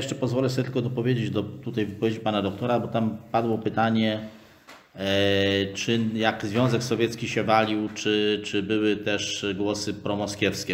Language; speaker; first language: Polish; native; Polish